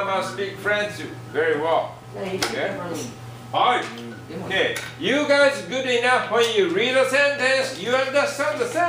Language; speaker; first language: English; non-native, learner; Japanese